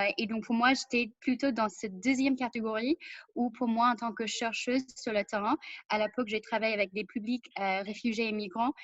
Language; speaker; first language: French; non-native, fluent; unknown